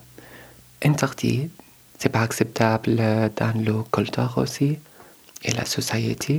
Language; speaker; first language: French; non-native, learner; Arabic